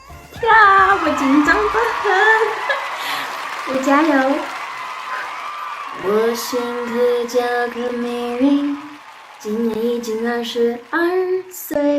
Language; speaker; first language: Chinese; non-native, learner; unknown